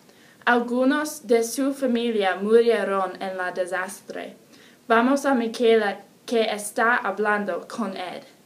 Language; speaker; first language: Spanish; non-native, learner; English